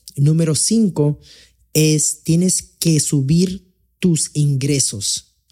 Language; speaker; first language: Spanish; early bilingual, heritage; Spanish